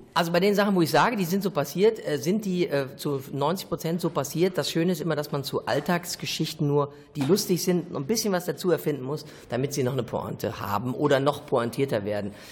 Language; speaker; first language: German; native; German